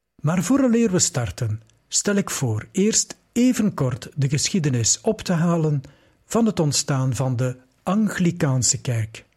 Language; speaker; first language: Dutch; native; Dutch